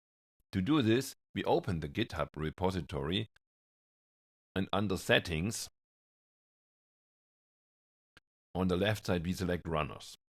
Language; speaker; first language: English; non-native, fluent; German